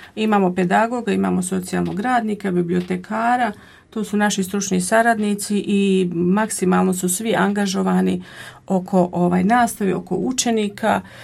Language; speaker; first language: Croatian; native; Croatian